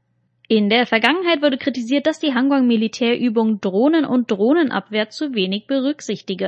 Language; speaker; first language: German; native; German